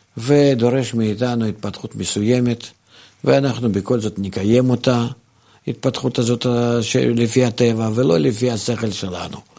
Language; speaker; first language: Hebrew; non-native, fluent; Russian